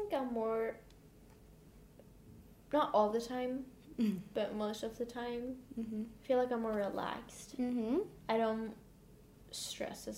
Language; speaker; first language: English; non-native, fluent; Norwegian